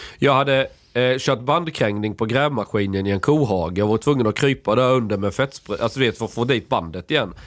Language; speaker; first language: Swedish; native; Swedish